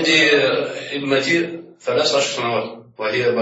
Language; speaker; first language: Arabic; non-native, learner; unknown